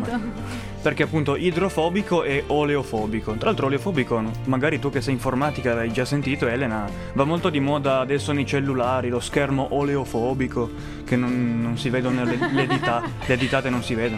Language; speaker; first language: Italian; native; Italian